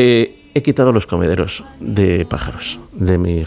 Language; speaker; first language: Spanish; native; Spanish